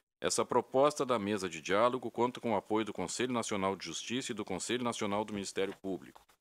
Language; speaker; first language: Portuguese; native; Portuguese